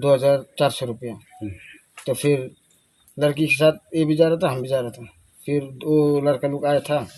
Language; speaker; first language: Hindi; non-native, local second language; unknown